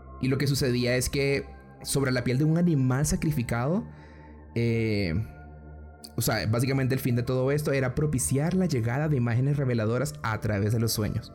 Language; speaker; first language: Spanish; native; Spanish